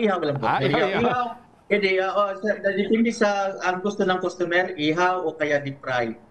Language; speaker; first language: Filipino; native; Filipino